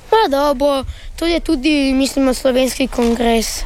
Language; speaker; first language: Slovenian; early bilingual, heritage; Italian